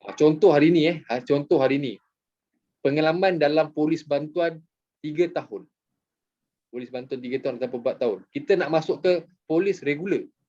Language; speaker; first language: Malay; native; Malay